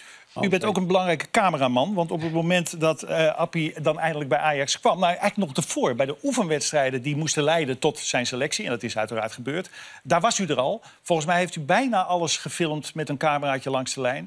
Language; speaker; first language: Dutch; native; Dutch